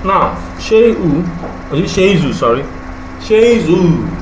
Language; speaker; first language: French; non-native, learner; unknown